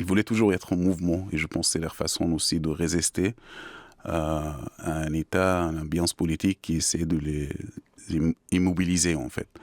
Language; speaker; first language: French; non-native, fluent; Arabic